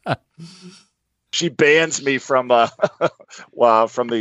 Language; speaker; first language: English; native; English